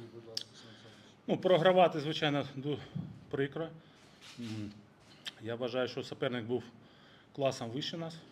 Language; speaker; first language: Ukrainian; non-native, local second language; Russian